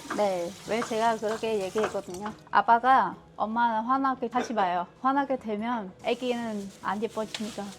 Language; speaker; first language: Korean; non-native, fluent; Vietnamese